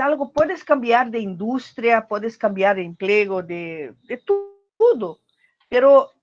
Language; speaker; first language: Spanish; non-native, learner; Portuguese